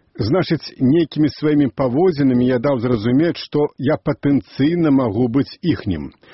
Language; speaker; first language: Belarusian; native; Belarusian